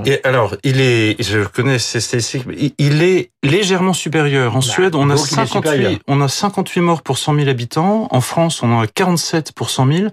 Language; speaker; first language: French; native; French